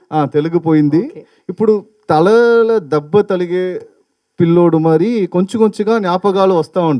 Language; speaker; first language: Telugu; non-native, learner; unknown